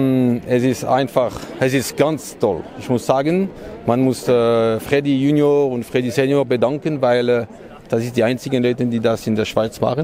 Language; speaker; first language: German; non-native, local second language; Italian